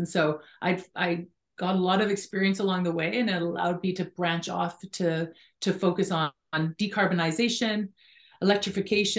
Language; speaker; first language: English; native; English